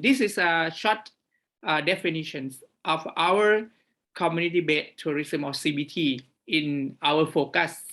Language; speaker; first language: English; non-native, fluent; Thai